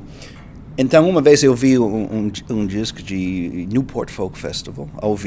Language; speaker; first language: Portuguese; non-native, fluent; English